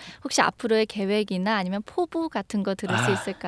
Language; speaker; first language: Korean; native; Korean